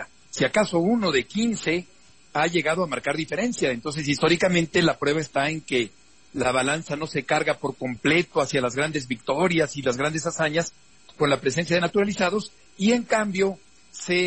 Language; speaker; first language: Spanish; native; Spanish